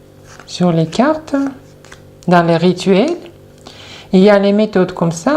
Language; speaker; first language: French; non-native, fluent; Russian